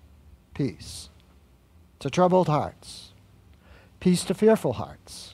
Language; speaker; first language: English; native; English